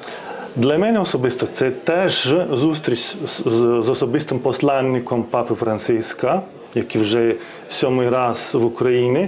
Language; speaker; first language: Ukrainian; non-native, fluent; Lithuanian